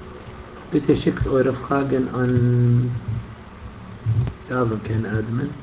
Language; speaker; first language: German; non-native, fluent; Arabic